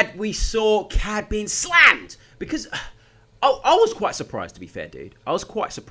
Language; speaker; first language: English; native; English